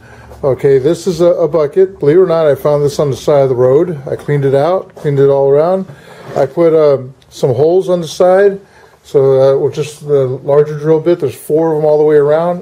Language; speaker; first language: English; native; English